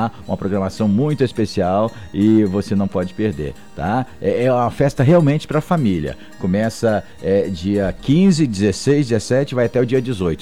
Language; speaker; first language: Portuguese; native; Portuguese